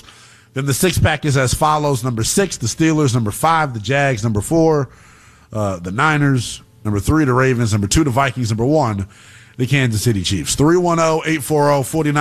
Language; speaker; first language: English; native; English